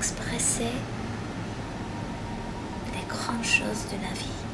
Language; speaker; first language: French; non-native, fluent; English